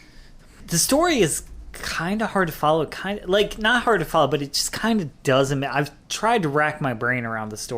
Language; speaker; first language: English; native; English